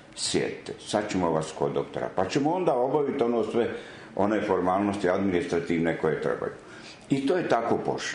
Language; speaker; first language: Serbian; native; Serbian